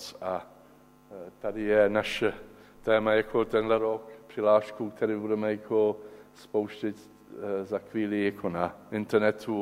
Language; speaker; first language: Czech; non-native, learner; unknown